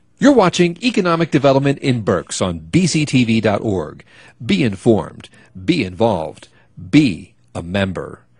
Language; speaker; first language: English; native; English